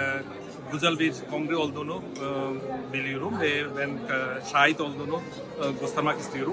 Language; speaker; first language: Turkish; non-native, learner; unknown